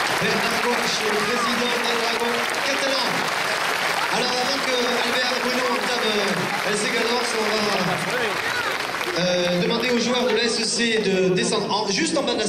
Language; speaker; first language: French; native; French